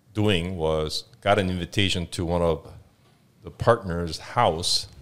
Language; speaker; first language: English; non-native, fluent; Korean